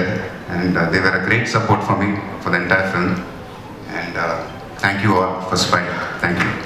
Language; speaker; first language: Tamil; non-native, local second language; Telugu